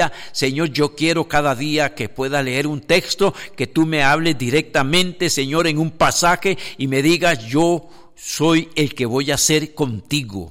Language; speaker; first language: Spanish; native; Spanish